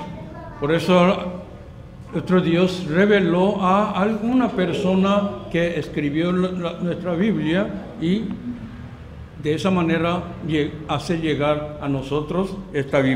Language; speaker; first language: Spanish; non-native, learner; Korean